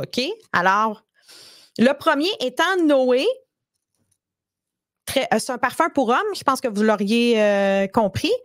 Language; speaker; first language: French; native; French